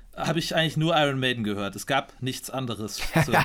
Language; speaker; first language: German; native; German